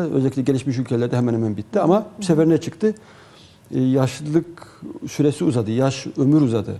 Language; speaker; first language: Turkish; native; Turkish